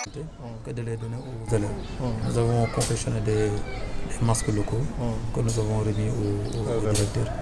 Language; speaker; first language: French; non-native, local second language; Wolof